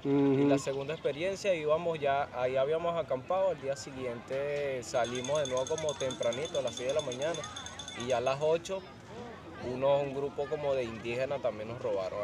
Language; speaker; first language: Spanish; native; Spanish